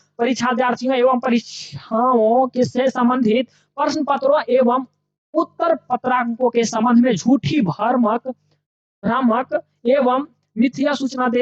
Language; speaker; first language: Hindi; native; Hindi